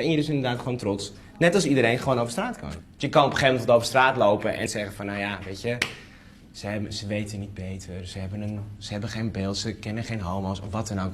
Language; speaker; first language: Dutch; native; Dutch